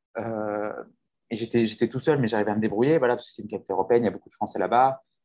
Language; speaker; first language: French; native; French